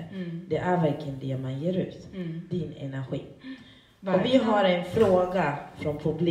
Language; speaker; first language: Swedish; native; Swedish